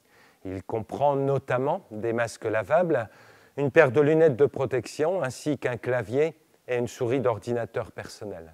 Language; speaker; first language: French; native; French